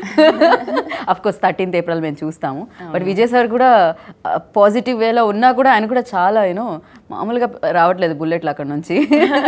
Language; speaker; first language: Telugu; native; Telugu